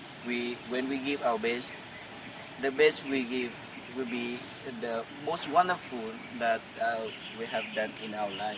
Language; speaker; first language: English; non-native, fluent; Vietnamese